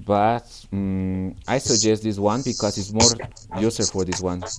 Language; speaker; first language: English; non-native, fluent; Spanish